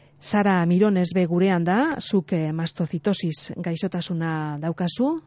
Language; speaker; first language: Basque; native; Basque